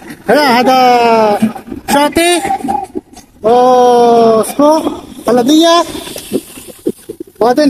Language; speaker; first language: Arabic; non-native, learner; Filipino